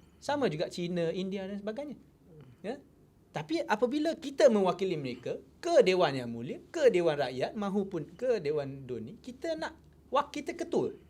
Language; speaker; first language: Malay; non-native, local second language; Chinese